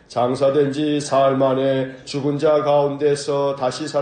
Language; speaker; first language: Korean; native; Korean